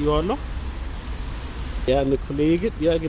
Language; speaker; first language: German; non-native, learner; Amharic